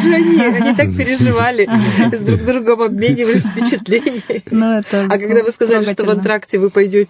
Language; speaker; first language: Russian; native; Russian